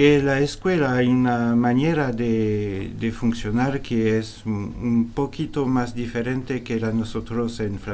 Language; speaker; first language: Spanish; non-native, learner; French